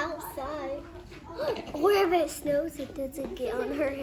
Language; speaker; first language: English; native; English